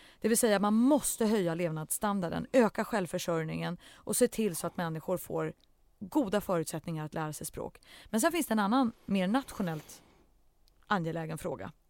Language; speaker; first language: Swedish; early bilingual, other home language; Central Kurdish